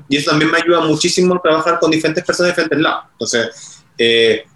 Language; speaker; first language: Spanish; native; Spanish